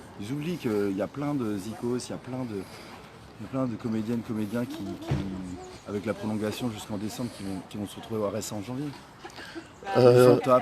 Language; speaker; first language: French; native; French